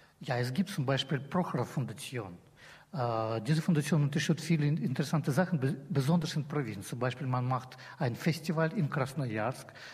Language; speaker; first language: German; non-native, learner; Russian